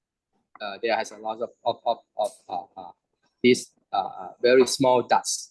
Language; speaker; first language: English; non-native, learner; Thai